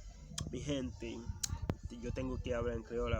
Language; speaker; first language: Spanish; non-native, learner; Haitian Creole